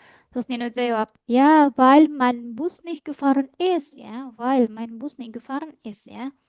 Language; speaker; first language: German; non-native, fluent; Indonesian